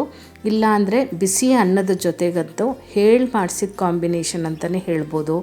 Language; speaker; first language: Kannada; native; Kannada